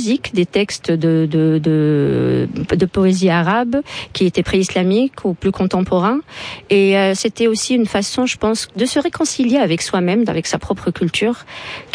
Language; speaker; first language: French; non-native, local second language; Arabic